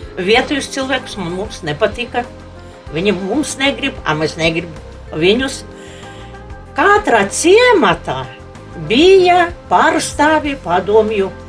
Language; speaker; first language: Latvian; non-native, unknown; Ukrainian